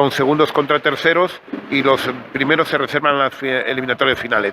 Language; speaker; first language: Spanish; native; Spanish